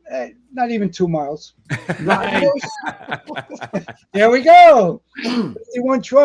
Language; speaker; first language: English; native; English